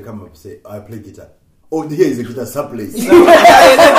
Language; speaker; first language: English; non-native, local second language; Ganda